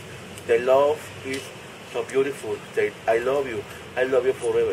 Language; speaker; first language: English; non-native, learner; Spanish